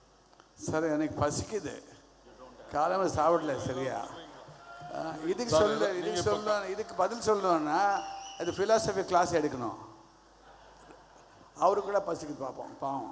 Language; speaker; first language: Tamil; non-native, learner; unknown